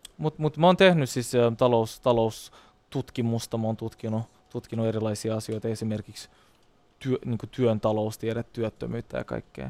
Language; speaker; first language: Finnish; non-native, fluent; Turkish